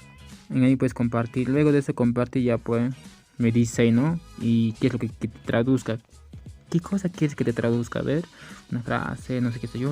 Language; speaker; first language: Spanish; non-native, local second language; Quechua